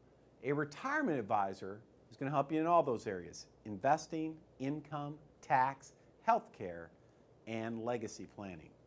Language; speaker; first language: English; native; English